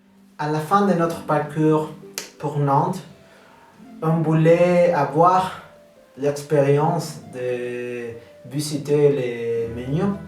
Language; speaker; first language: French; non-native, learner; Spanish